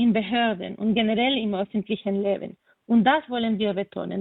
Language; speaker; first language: German; non-native, fluent; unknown